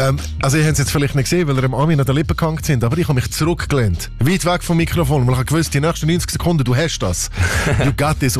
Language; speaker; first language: German; native; German